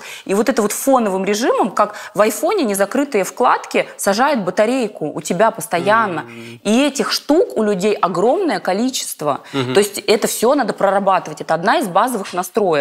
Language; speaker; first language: Russian; native; Russian